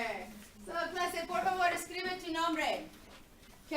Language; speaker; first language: Spanish; non-native, learner; English